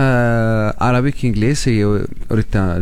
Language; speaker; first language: Spanish; non-native, learner; Arabic